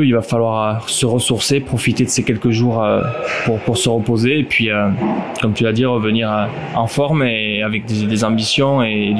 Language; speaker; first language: French; native; French